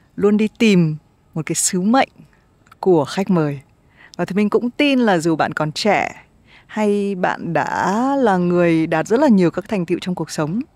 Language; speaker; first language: Vietnamese; native; Vietnamese